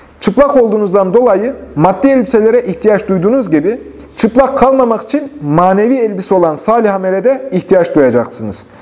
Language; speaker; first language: Turkish; native; Turkish